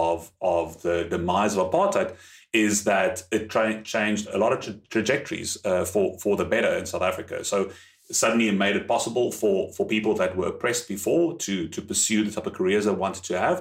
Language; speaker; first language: English; non-native, local second language; German